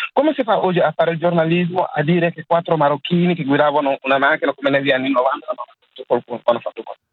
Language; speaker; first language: Italian; non-native, fluent; Wolof